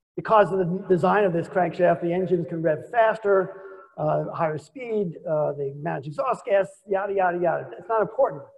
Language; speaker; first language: English; native; English